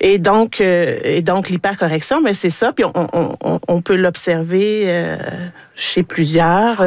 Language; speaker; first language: French; native; French